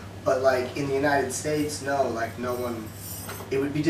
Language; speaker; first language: English; native; English